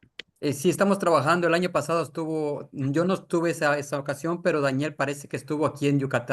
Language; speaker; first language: Spanish; native; Spanish